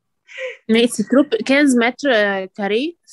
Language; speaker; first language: French; non-native, learner; Arabic